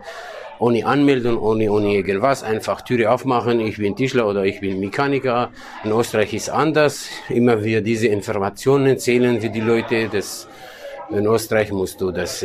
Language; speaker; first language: German; non-native, learner; Kurdish